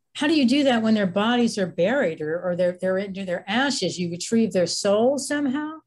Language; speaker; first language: English; native; English